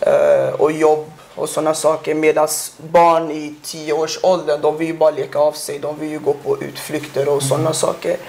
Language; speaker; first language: Swedish; early bilingual, other home language; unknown